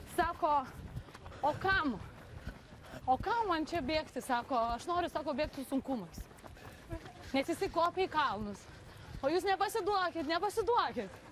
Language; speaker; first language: Lithuanian; native; Lithuanian